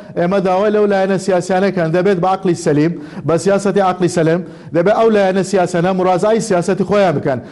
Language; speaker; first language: Central Kurdish; non-native, local second language; Azerbaijani